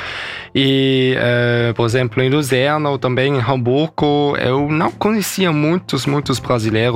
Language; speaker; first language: Portuguese; early bilingual, heritage; German